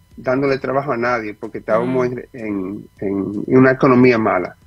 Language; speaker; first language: Spanish; early bilingual, heritage; Spanish